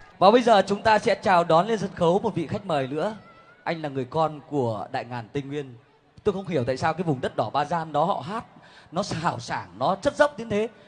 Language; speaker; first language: Vietnamese; native; Vietnamese